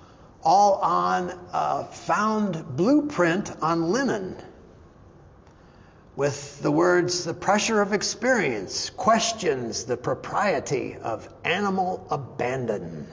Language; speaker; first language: English; native; English